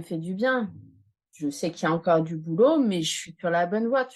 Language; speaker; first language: French; native; French